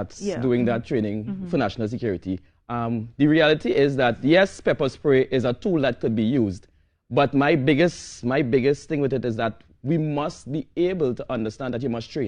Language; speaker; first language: English; native; English